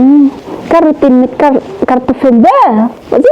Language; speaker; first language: German; non-native, learner; Filipino